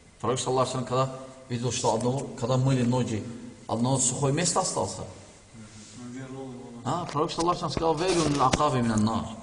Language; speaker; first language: Russian; non-native, learner; Turkish